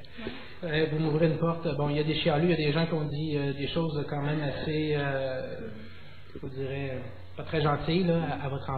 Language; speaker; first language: French; native; French